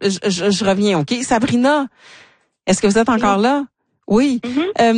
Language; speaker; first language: French; native; French